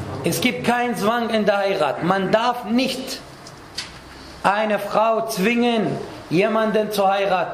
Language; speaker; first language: German; non-native, fluent; Arabic